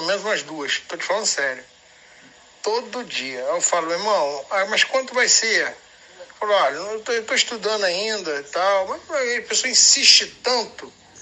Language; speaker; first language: Portuguese; native; Portuguese